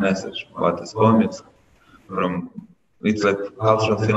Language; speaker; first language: English; non-native, learner; Russian